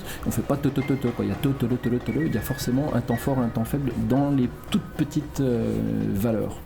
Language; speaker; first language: French; native; French